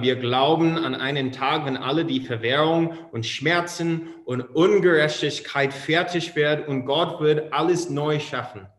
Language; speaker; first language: German; non-native, fluent; English